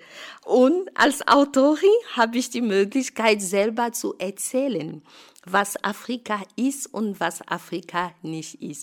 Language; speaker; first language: German; non-native, fluent; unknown